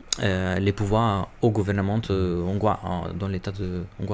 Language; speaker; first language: French; non-native, fluent; Albanian